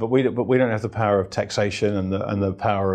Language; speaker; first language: English; native; English